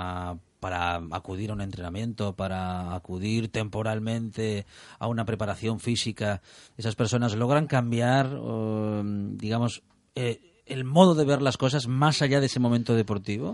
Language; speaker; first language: Spanish; native; Spanish